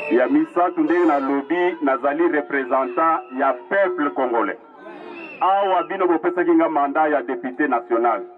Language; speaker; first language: Lingala; non-native, local second language; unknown